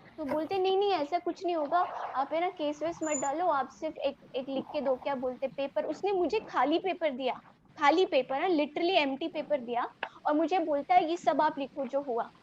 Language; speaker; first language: Hindi; non-native, local second language; Telugu